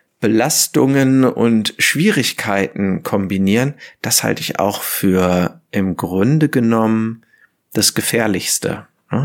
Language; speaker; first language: German; native; German